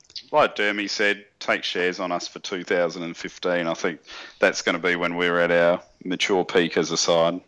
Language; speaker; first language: English; native; English